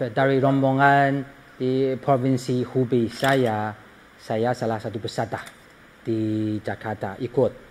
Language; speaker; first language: Indonesian; non-native, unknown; Chinese